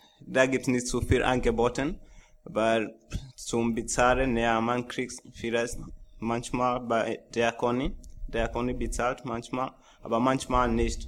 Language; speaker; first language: German; non-native, learner; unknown